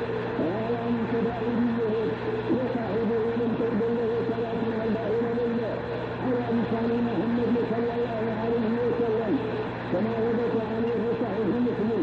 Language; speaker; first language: Arabic; native; Arabic